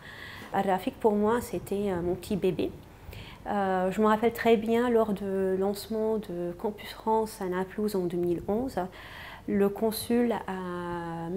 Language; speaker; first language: French; non-native, fluent; Arabic